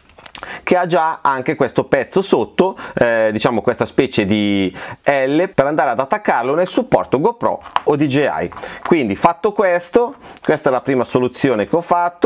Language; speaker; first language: Italian; native; Italian